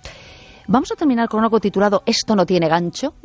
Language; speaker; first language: Spanish; native; Spanish